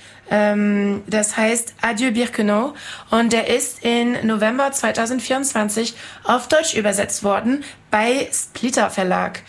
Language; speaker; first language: German; non-native, fluent; French